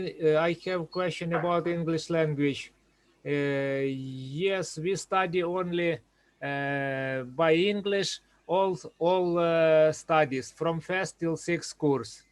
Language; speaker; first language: English; non-native, learner; Ukrainian